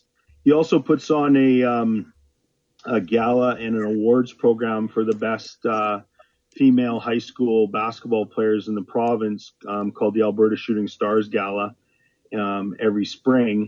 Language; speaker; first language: English; native; English